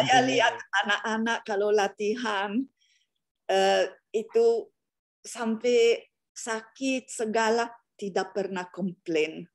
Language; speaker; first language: Indonesian; non-native, fluent; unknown